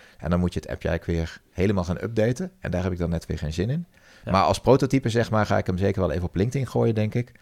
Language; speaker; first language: Dutch; native; Dutch